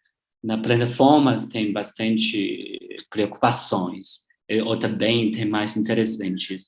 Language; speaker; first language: Portuguese; non-native, learner; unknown